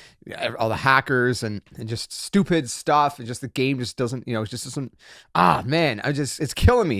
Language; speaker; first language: English; native; English